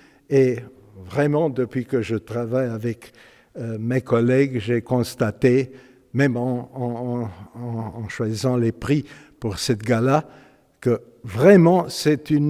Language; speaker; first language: French; non-native, fluent; Romanian